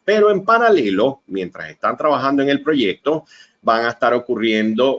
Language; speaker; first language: Spanish; native; Spanish